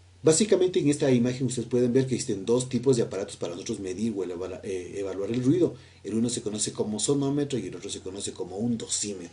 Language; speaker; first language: Spanish; native; Spanish